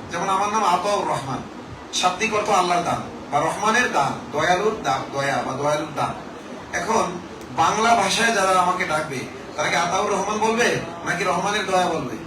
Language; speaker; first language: Bangla; native; Bangla